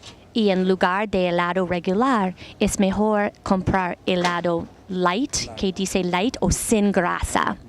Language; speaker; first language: Spanish; non-native, learner; English